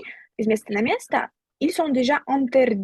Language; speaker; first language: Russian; native; Russian